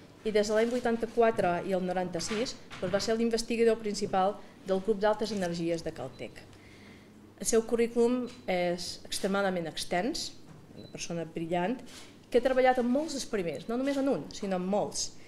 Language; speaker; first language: Catalan; native; Catalan